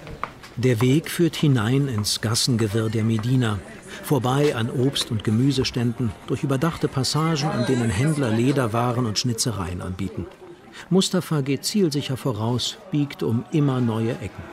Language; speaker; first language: German; native; German